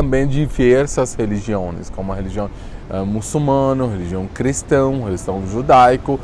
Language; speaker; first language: Portuguese; non-native, fluent; Arabic